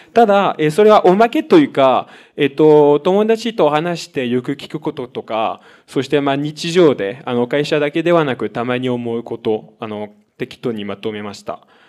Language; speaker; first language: Japanese; non-native, fluent; French